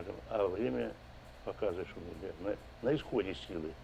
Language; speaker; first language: Russian; native; Russian